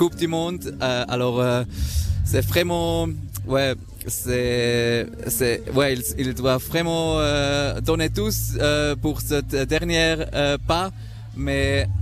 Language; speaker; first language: French; non-native, local second language; German